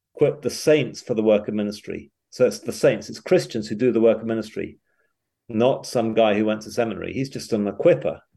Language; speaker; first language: English; native; English